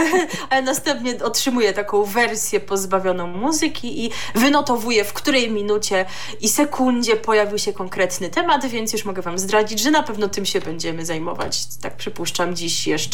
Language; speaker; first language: Polish; native; Polish